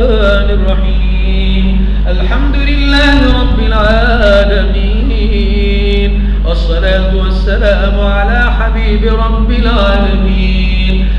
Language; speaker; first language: Malay; non-native, fluent; Arabic